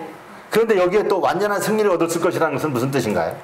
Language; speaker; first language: Korean; native; Korean